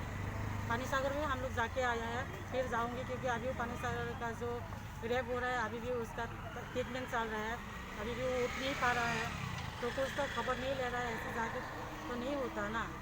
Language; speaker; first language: Hindi; non-native, local second language; Kok Borok